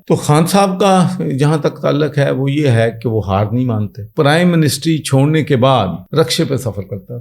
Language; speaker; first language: Urdu; non-native, local second language; Punjabi